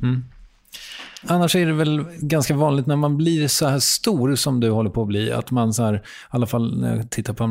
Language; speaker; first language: Swedish; native; Swedish